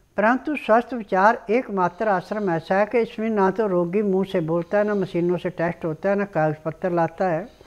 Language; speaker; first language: Hindi; native; Hindi